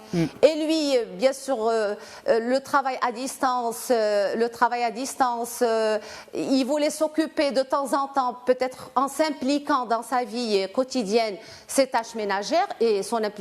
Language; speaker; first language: French; non-native, local second language; Arabic